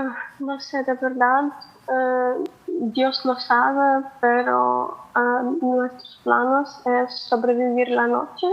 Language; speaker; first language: Spanish; non-native, fluent; Ukrainian